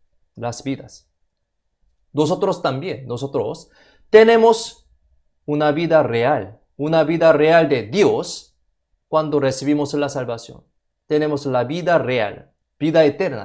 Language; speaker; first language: Spanish; non-native, fluent; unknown